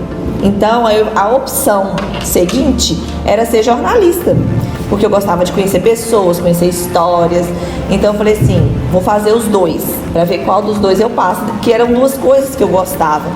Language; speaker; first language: Portuguese; native; Portuguese